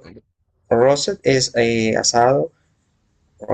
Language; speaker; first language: English; non-native, learner; Spanish